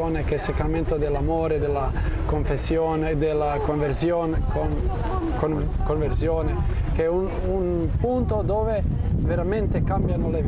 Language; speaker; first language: Italian; non-native, fluent; Croatian